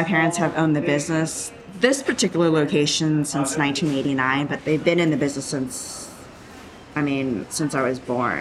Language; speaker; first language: English; native; English